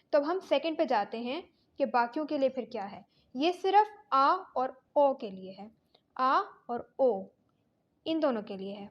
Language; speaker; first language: Urdu; native; Urdu